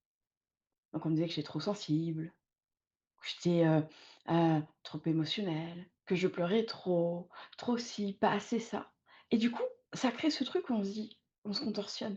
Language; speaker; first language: French; native; French